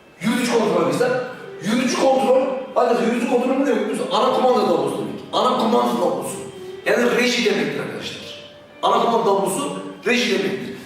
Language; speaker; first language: Turkish; native; Turkish